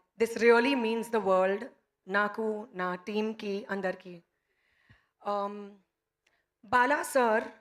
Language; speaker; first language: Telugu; non-native, local second language; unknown